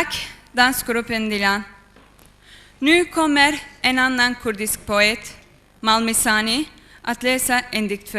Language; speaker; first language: Swedish; non-native, fluent; Kurdish